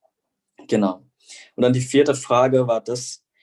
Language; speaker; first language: German; non-native, fluent; Indonesian